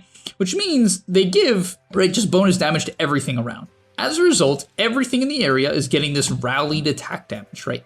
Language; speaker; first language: English; native; English